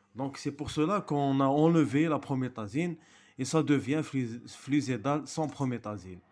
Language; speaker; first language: French; non-native, local second language; Arabic